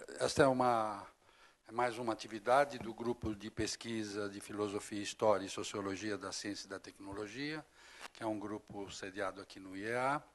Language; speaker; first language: Portuguese; native; Portuguese